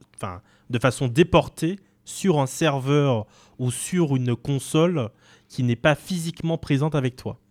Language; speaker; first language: French; native; French